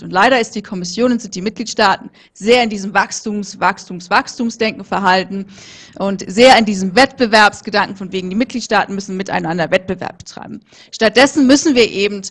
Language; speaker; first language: German; native; German